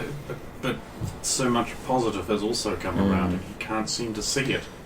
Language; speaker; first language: English; native; English